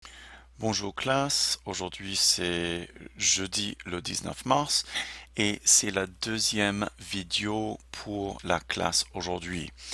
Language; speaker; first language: French; non-native, fluent; English